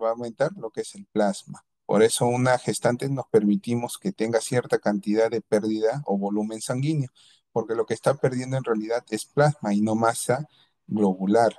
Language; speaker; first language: Spanish; native; Spanish